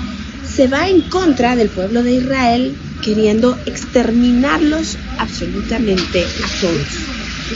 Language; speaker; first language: Spanish; native; Spanish